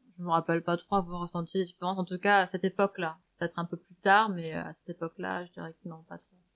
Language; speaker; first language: French; early bilingual, other home language; Malagasy